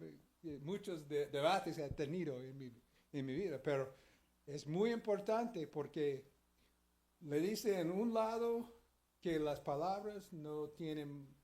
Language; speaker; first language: Spanish; early bilingual, heritage; Spanish